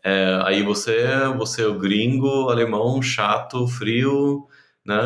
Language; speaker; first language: Portuguese; non-native, fluent; German